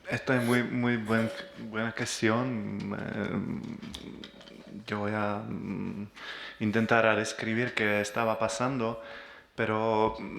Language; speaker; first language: Spanish; non-native, learner; Czech